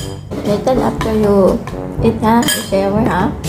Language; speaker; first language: English; non-native, local second language; Filipino